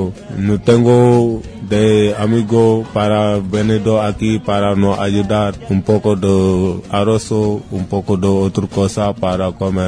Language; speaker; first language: Spanish; non-native, learner; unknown